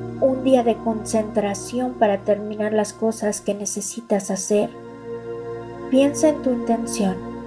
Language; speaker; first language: Spanish; native; Spanish